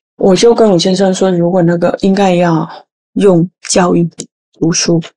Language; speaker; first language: Chinese; non-native, fluent; Vietnamese